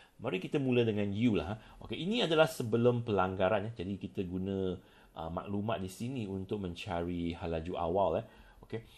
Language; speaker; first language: Malay; non-native, local second language; Chinese